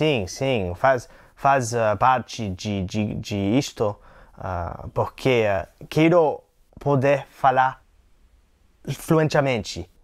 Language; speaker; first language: Portuguese; non-native, learner; English